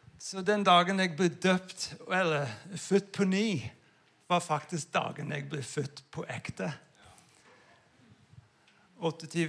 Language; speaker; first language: Norwegian; non-native, fluent; English